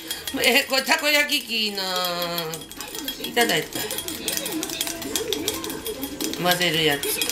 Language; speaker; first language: Japanese; native; Japanese